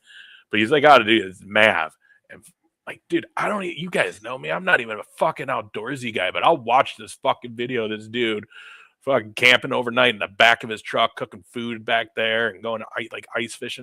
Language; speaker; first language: English; native; English